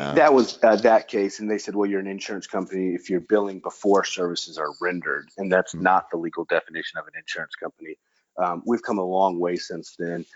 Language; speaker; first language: English; native; English